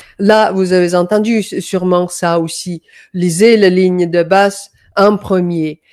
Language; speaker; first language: French; non-native, fluent; Danish